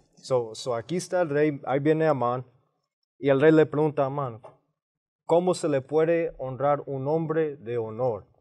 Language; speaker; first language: Spanish; early bilingual, heritage; Spanish